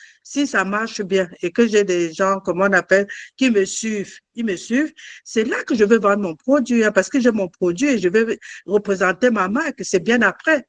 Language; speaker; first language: French; non-native, fluent; German